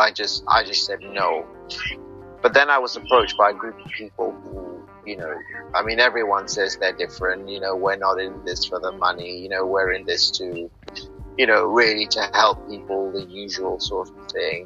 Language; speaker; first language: English; native; English